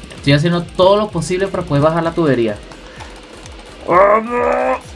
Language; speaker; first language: Spanish; native; Spanish